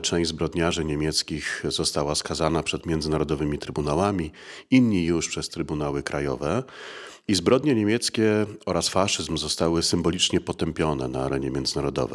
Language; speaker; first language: Polish; native; Polish